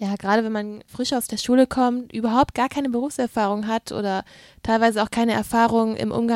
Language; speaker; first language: German; native; German